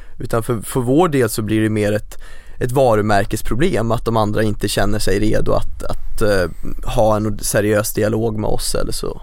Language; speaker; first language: Swedish; native; Swedish